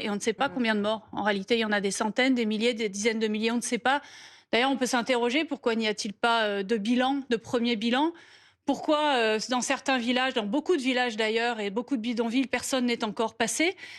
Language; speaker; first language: French; native; French